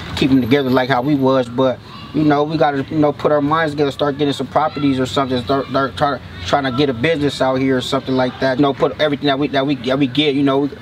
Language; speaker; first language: English; native; English